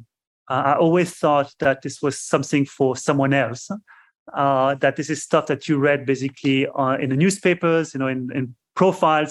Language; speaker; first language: English; non-native, fluent; French